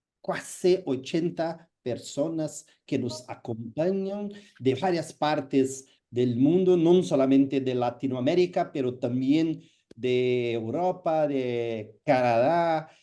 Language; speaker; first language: Spanish; non-native, fluent; Portuguese